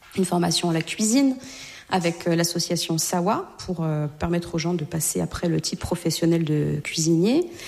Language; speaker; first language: French; native; French